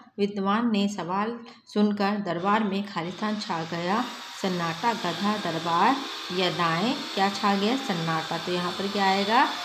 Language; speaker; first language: Hindi; native; Hindi